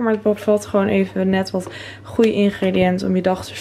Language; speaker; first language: Dutch; native; Dutch